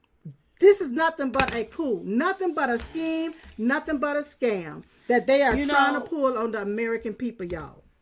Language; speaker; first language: English; native; English